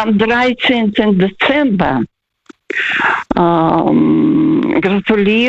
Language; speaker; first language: German; non-native, fluent; Russian